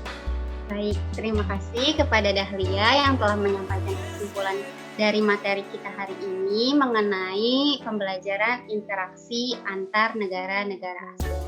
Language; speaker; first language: Indonesian; native; Indonesian